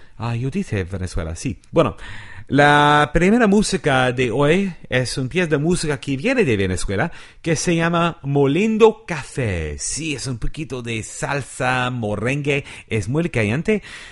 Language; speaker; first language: Spanish; non-native, learner; English